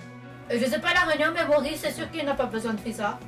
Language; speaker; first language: French; non-native, local second language; Malagasy